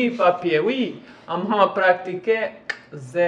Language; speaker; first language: French; non-native, learner; Albanian